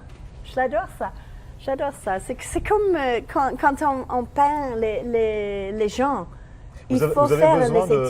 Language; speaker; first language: French; non-native, learner; English